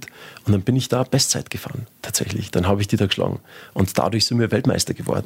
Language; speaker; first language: German; native; German